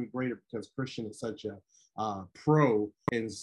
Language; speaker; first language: English; native; English